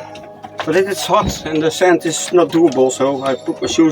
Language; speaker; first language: English; non-native, fluent; Dutch